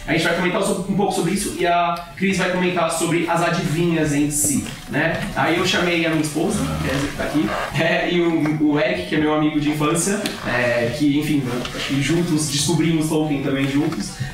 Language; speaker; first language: Portuguese; early bilingual, heritage; Portuguese